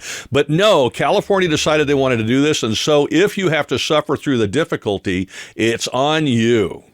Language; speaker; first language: English; native; English